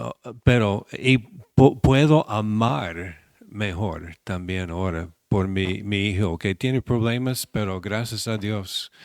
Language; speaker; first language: Spanish; non-native, fluent; English